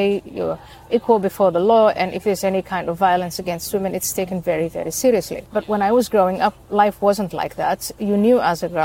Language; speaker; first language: English; non-native, fluent; Somali